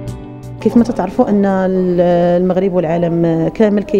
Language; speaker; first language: Arabic; native; Arabic